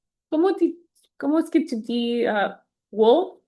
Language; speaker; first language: French; non-native, learner; Spanish